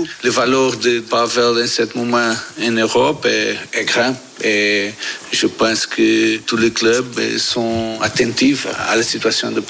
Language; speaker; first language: French; non-native, learner; Portuguese